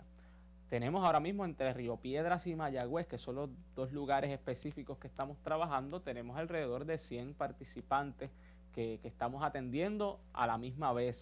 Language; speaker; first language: Spanish; native; Spanish